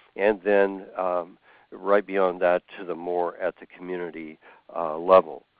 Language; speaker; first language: English; native; English